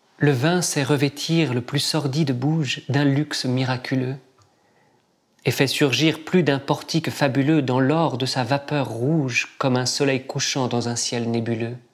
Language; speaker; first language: French; native; French